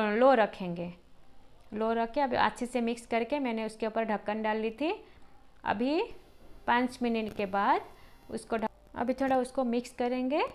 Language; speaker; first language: Hindi; non-native, local second language; Odia